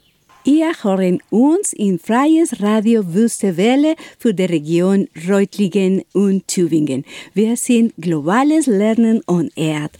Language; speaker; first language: German; non-native, learner; Spanish